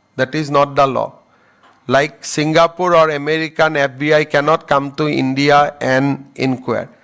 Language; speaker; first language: English; non-native, local second language; Assamese